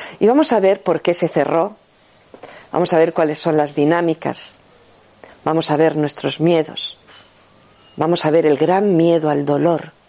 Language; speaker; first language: Spanish; native; Spanish